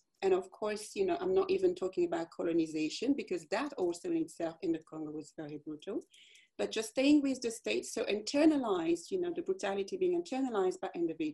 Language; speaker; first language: English; non-native, fluent; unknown